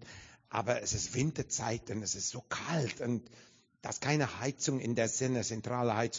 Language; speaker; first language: German; non-native, learner; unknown